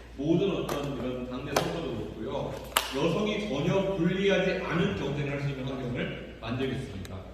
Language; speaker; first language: Korean; native; Korean